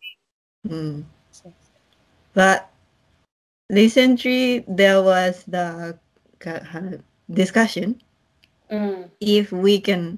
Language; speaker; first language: English; non-native, learner; Japanese